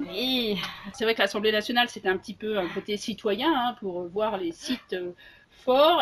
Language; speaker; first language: French; native; French